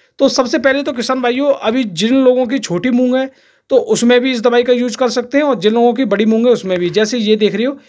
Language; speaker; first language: Hindi; native; Hindi